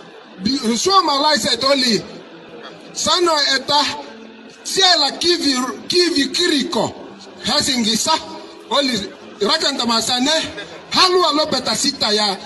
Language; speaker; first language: Finnish; non-native, learner; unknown